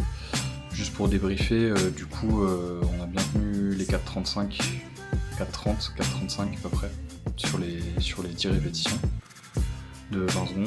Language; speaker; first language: French; native; French